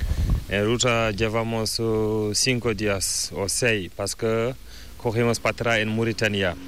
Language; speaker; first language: Spanish; non-native, learner; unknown